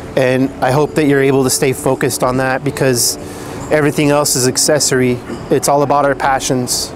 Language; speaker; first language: English; early bilingual, other home language; Spanish